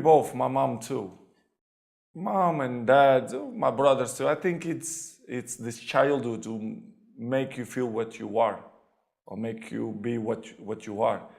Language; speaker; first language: English; non-native, fluent; Portuguese